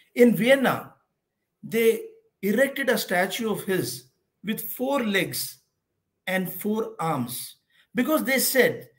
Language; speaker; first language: English; non-native, local second language; Hindi